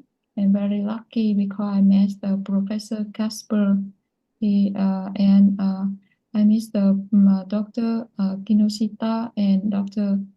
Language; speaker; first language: English; non-native, learner; Vietnamese